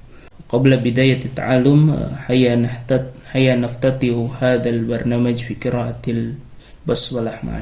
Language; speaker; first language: Arabic; non-native, learner; Indonesian